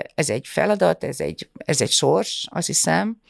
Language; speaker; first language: Hungarian; early bilingual, other home language; Russian